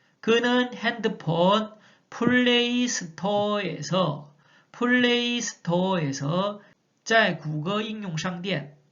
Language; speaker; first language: Korean; non-native, fluent; Chinese